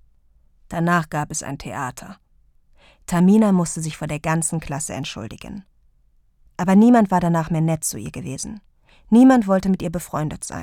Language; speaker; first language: German; native; German